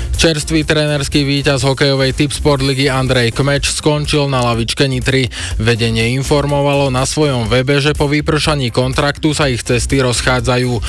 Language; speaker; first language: Slovak; native; Slovak